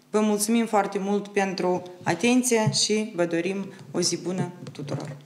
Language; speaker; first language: Romanian; native; Romanian